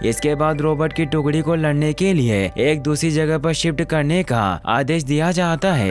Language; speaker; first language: Hindi; native; Hindi